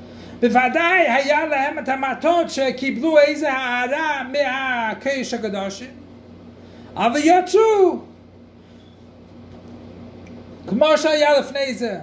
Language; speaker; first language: Hebrew; non-native, fluent; English